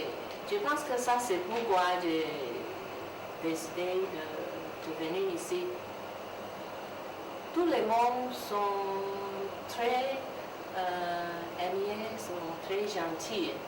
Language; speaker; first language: French; non-native, learner; Chinese